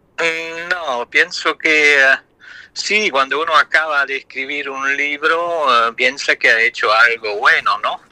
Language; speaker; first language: Spanish; non-native, fluent; Italian